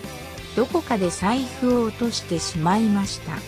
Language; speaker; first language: Japanese; non-native, learner; English